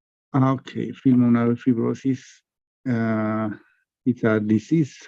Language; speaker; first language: English; non-native, learner; Spanish